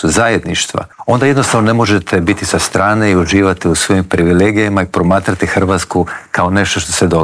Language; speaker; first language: Croatian; native; Croatian